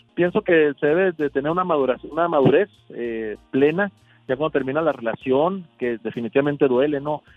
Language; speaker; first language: Spanish; native; Spanish